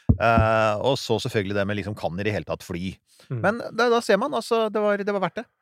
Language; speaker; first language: Norwegian; early bilingual, other home language; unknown